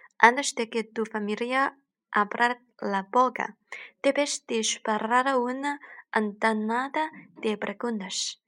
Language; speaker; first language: Spanish; non-native, learner; Chinese